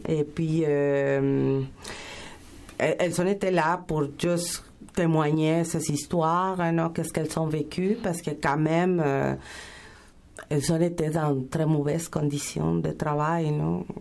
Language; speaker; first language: French; non-native, fluent; Spanish